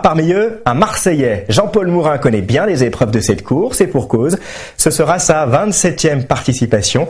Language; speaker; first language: French; native; French